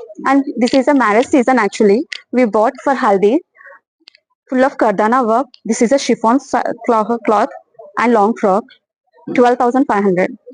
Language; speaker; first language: English; non-native, local second language; Telugu